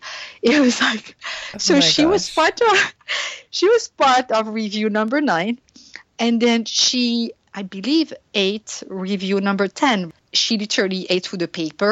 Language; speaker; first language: English; non-native, fluent; French